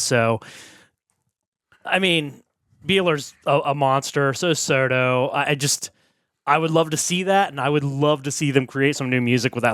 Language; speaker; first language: English; native; English